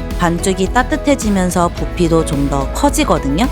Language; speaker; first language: Korean; native; Korean